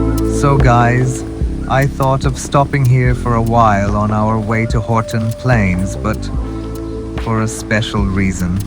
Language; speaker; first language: English; non-native, local second language; Sinhala